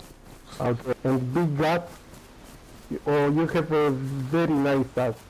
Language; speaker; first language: English; non-native, learner; Romanian